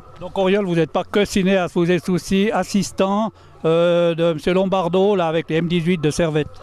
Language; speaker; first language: French; native; French